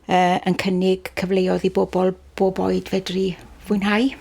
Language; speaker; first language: Welsh; native; Welsh